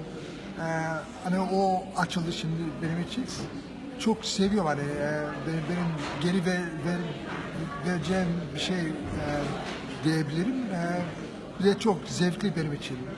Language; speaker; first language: Turkish; early bilingual, heritage; Turkish